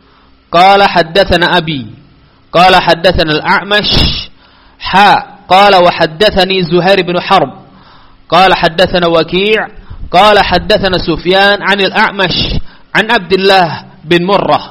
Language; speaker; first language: Arabic; non-native, fluent; Indonesian